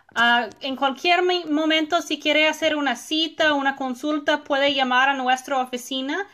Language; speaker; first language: Spanish; non-native, fluent; English